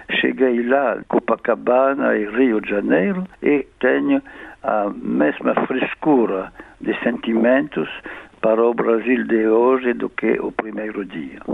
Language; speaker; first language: Portuguese; non-native, fluent; French